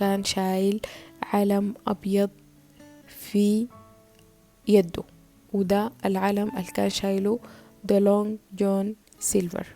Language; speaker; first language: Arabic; native; Arabic